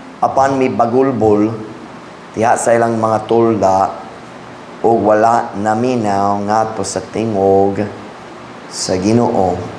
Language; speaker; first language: Cebuano; non-native, fluent; English